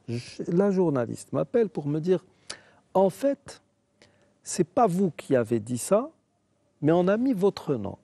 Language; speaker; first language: French; non-native, local second language; Arabic